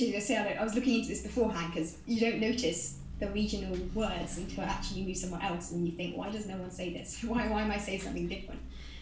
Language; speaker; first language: English; native; English